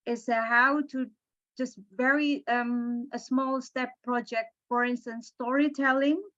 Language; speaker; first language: English; non-native, fluent; Indonesian